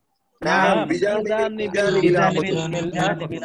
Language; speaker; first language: Arabic; non-native, learner; Bangla